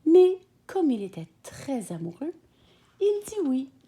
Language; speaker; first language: French; native; French